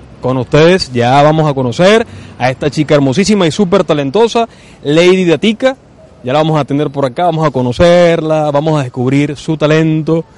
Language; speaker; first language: Spanish; native; Spanish